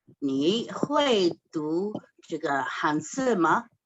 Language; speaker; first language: Chinese; non-native, learner; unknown